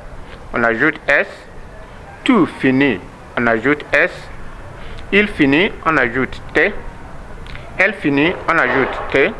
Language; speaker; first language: French; non-native, learner; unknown